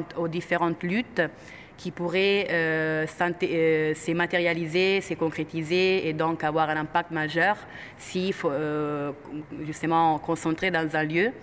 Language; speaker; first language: French; non-native, fluent; Italian